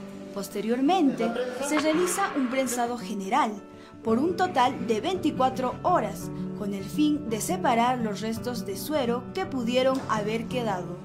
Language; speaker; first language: Spanish; native; Spanish